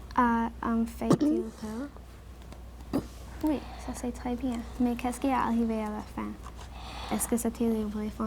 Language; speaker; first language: French; non-native, local second language; English